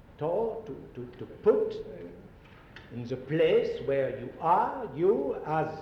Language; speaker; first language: English; non-native, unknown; French